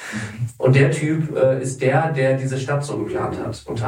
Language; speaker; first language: German; native; German